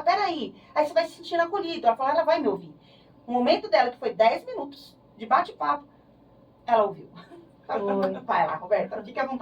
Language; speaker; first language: Portuguese; native; Portuguese